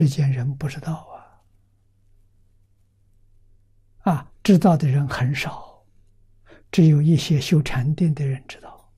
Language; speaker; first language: Chinese; native; Chinese